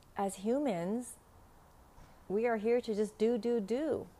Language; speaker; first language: English; non-native, fluent; Vietnamese